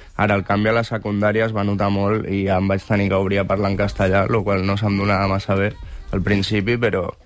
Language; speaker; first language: Catalan; native; Catalan